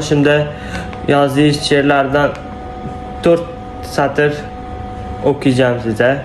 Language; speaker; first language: Turkish; non-native, learner; Uzbek